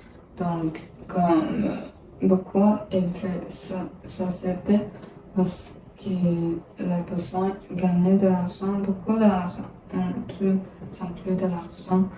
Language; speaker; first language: French; non-native, learner; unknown